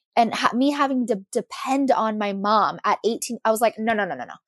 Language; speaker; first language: English; native; English